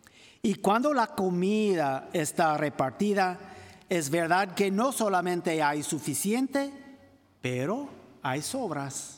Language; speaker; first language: Spanish; non-native, fluent; English